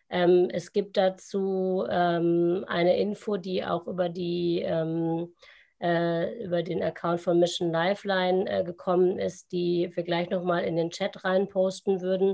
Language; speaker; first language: German; native; German